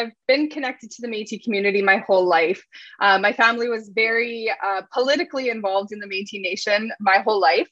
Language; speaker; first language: English; native; English